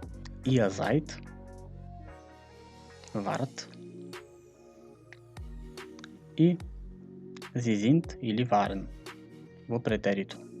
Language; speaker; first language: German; non-native, fluent; Macedonian